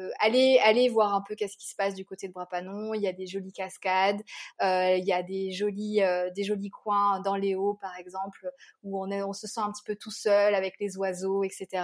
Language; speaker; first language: French; native; French